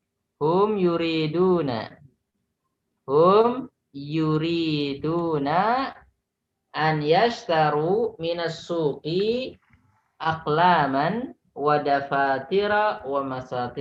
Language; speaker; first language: Arabic; non-native, fluent; Indonesian